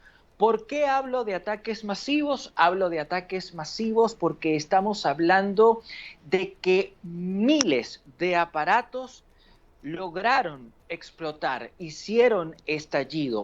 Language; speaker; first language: Spanish; native; Spanish